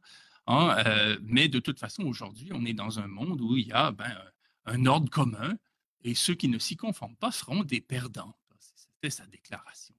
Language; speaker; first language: French; native; French